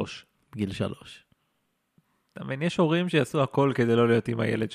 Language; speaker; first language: Hebrew; native; Hebrew